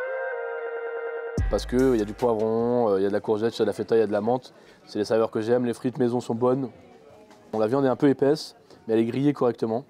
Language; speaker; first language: French; native; French